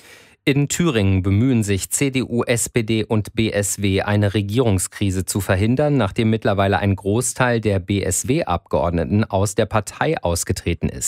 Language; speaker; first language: German; native; German